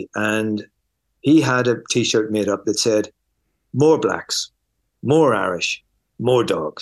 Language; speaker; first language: English; native; English